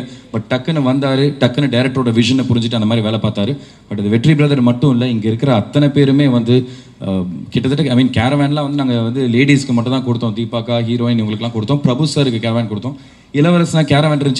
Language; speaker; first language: Tamil; native; Tamil